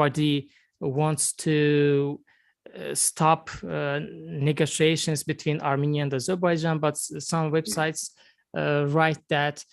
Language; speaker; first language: English; non-native, learner; Azerbaijani